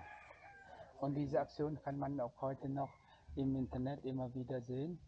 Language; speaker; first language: German; non-native, fluent; Vietnamese